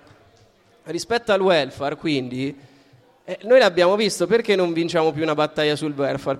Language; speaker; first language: Italian; native; Italian